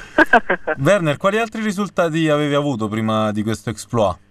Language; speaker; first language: Italian; native; Italian